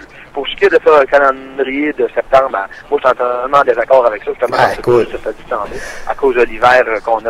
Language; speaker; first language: French; native; French